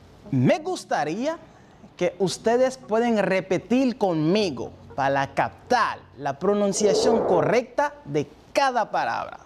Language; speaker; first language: Spanish; non-native, fluent; French